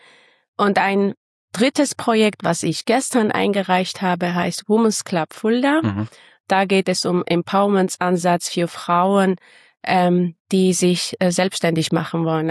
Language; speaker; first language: German; non-native, fluent; Armenian